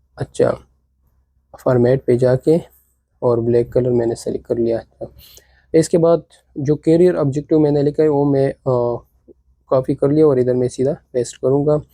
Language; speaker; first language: Urdu; non-native, local second language; Pashto